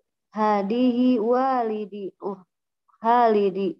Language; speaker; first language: Arabic; non-native, learner; Indonesian